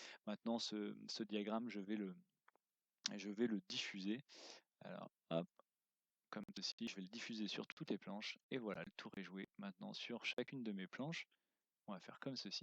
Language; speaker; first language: French; native; French